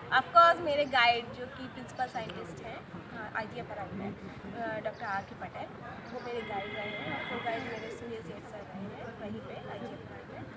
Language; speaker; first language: Hindi; native; Hindi